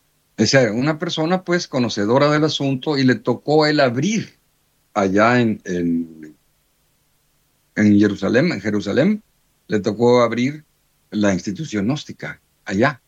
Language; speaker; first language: Spanish; native; Spanish